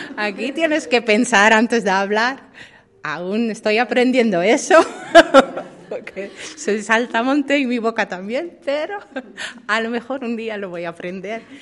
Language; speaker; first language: Spanish; non-native, fluent; Dutch